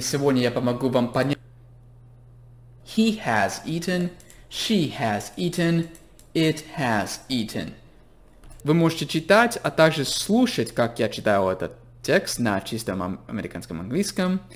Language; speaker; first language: Russian; non-native, fluent; English